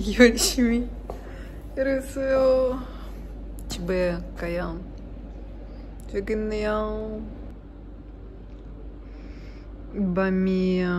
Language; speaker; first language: Korean; non-native, learner; Russian